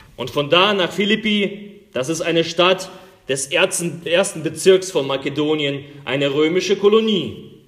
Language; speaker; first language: German; non-native, fluent; Russian